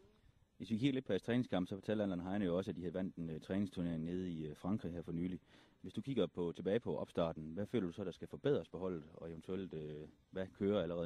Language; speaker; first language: Danish; native; Danish